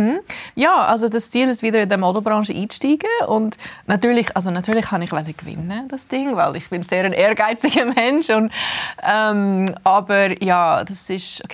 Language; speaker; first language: German; early bilingual, heritage; English